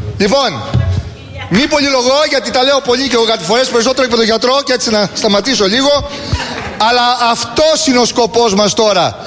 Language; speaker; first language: Greek; early bilingual, heritage; Greek